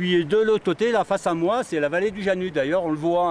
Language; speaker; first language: French; native; French